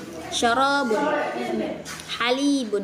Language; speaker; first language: Arabic; non-native, fluent; Indonesian